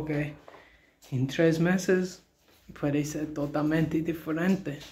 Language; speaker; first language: Spanish; non-native, learner; English